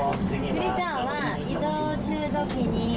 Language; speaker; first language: Japanese; non-native, learner; Korean